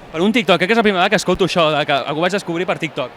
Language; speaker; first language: Catalan; native; Catalan